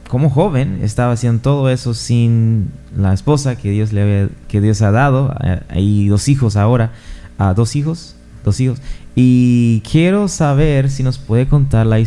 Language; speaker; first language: Spanish; non-native, fluent; English